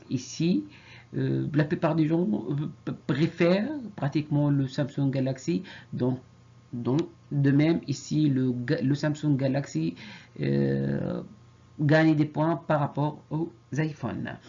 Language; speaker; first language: French; non-native, fluent; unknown